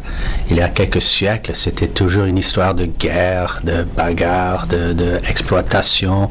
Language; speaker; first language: French; non-native, fluent; English